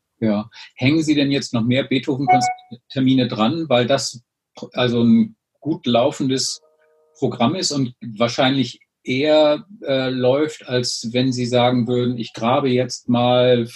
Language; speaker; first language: German; native; German